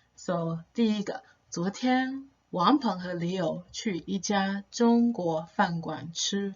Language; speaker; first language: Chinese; non-native, fluent; English